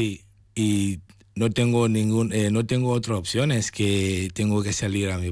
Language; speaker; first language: Spanish; non-native, learner; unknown